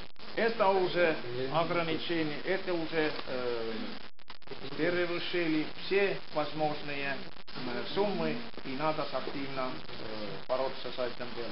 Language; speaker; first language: Russian; non-native, local second language; Estonian